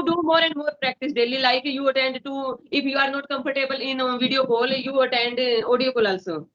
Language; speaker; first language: English; non-native, learner; Hindi